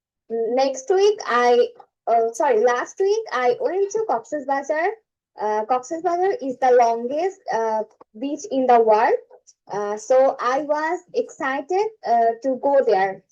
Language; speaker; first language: English; non-native, learner; Bangla